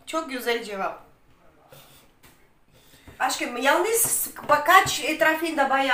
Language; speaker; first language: Turkish; non-native, learner; Russian